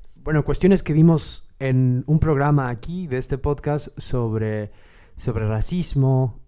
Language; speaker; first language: Spanish; native; Spanish